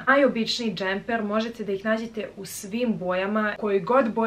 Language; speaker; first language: Serbian; native; Serbian